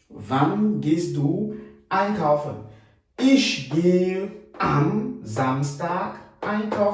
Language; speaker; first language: German; non-native, learner; French